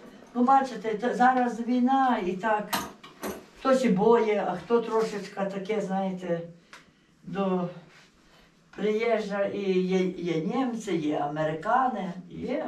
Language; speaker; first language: Polish; non-native, learner; Ukrainian